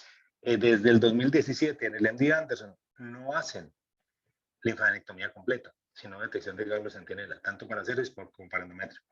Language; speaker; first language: Spanish; native; Spanish